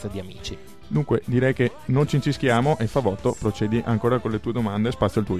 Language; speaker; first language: Italian; native; Italian